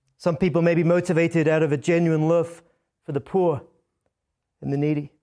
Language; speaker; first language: English; native; English